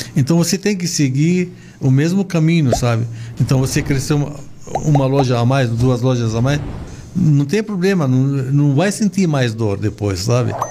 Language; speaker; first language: Portuguese; non-native, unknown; Arabic